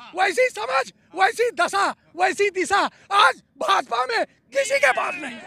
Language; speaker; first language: Hindi; native; Hindi